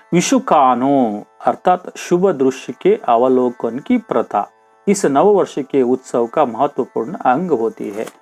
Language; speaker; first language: Hindi; non-native, local second language; Kannada